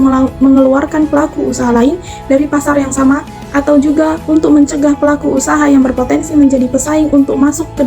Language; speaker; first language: Indonesian; native; Indonesian